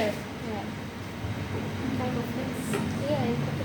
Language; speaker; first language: English; non-native, learner; Indonesian